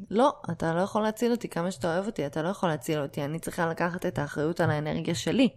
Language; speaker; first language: Hebrew; early bilingual, other home language; Russian